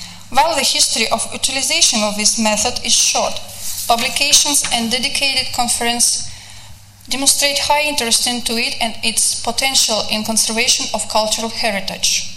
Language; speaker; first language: English; non-native, fluent; Russian